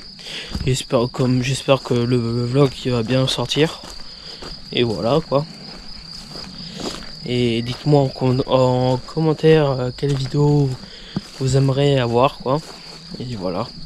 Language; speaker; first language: French; native; French